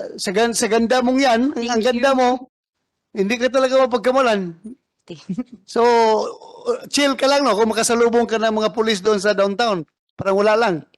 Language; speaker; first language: Filipino; non-native, local second language; Cebuano